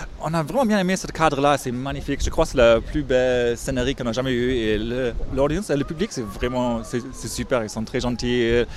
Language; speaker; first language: French; non-native, fluent; German